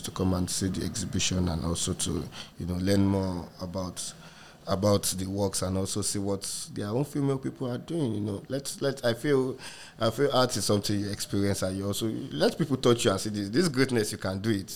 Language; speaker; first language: English; non-native, local second language; Yoruba